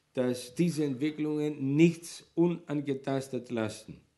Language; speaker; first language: German; non-native, fluent; Greek